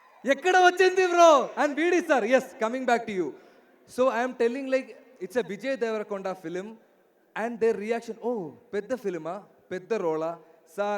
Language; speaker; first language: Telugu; non-native, learner; Malayalam